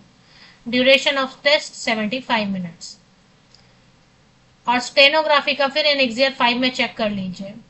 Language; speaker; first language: Hindi; native; Hindi